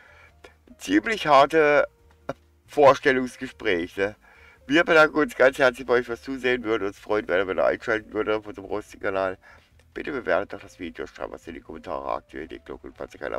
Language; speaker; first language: German; native; German